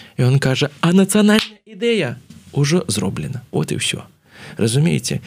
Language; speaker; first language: Belarusian; non-native, local second language; Russian